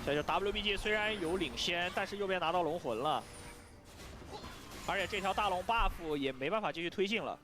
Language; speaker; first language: Chinese; native; Chinese